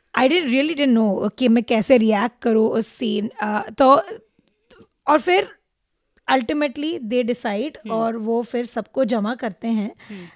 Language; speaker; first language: Hindi; non-native, local second language; Marathi